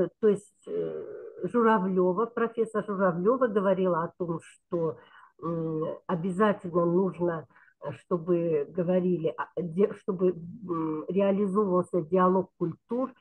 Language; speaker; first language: Russian; non-native, local second language; Kyrgyz